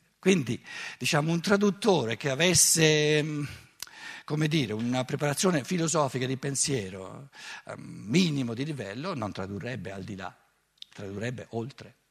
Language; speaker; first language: Italian; native; Italian